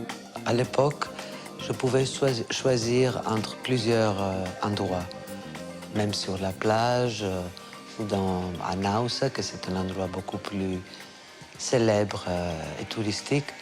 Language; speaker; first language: French; non-native, fluent; Greek